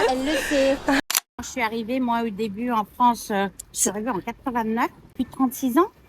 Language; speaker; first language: French; non-native, fluent; Turkish